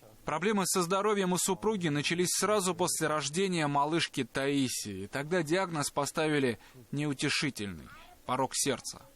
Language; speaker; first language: Russian; native; Russian